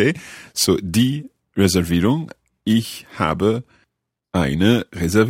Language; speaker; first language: German; non-native, learner; English